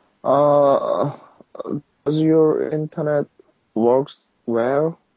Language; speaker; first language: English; non-native, learner; Korean